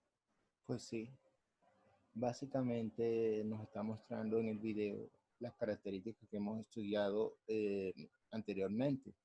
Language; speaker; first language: Spanish; native; Spanish